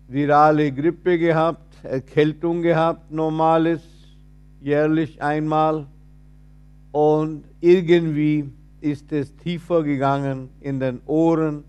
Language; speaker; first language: German; non-native, fluent; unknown